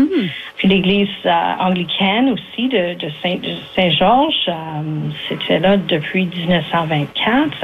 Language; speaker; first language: French; native; French